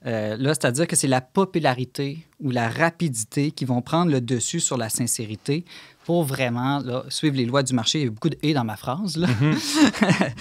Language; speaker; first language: French; native; French